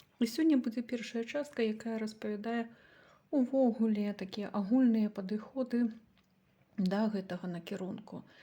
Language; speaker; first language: Belarusian; native; Belarusian